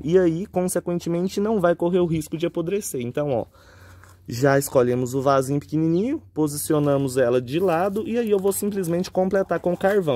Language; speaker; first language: Portuguese; native; Portuguese